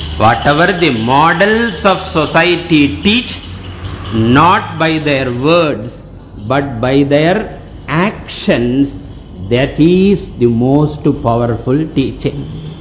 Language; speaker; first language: English; non-native, local second language; Tamil